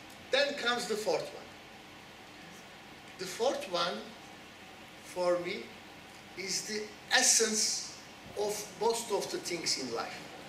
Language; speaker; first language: English; non-native, fluent; Turkish